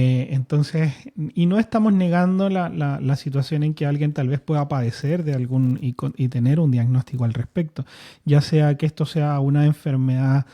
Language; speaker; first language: Spanish; native; Spanish